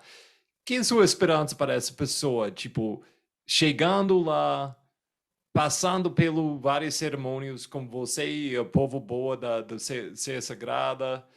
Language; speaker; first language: Portuguese; non-native, fluent; English